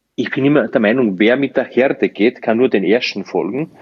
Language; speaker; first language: German; non-native, fluent; Slovenian